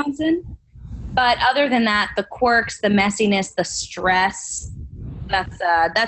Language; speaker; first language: English; native; English